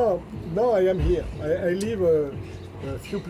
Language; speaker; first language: English; non-native, learner; French